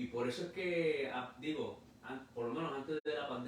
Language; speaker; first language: Spanish; native; Spanish